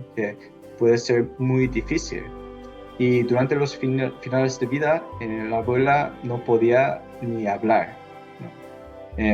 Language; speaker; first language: Spanish; non-native, fluent; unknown